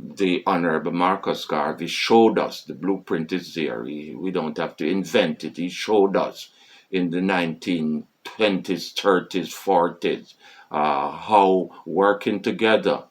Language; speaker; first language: English; non-native, fluent; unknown